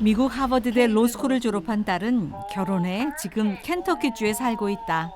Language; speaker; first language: Korean; native; Korean